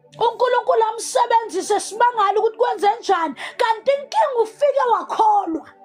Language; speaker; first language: Zulu; non-native, local second language; Southern Sotho